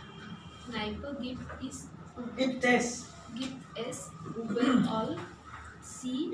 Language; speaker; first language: German; non-native, learner; Marathi